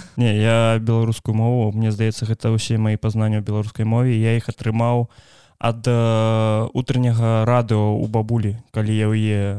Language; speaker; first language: Belarusian; non-native, local second language; Russian